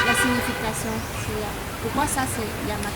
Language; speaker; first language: French; non-native, learner; Vietnamese